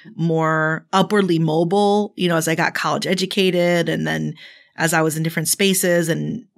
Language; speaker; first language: English; native; English